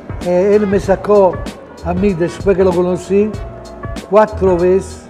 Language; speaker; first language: Spanish; non-native, fluent; Italian